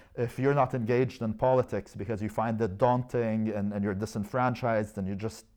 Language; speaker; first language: English; non-native, fluent; Arabic